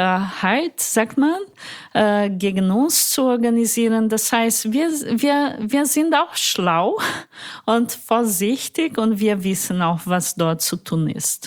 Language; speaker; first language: German; non-native, fluent; Portuguese